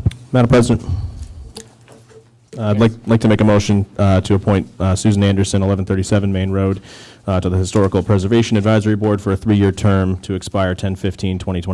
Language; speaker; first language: English; native; English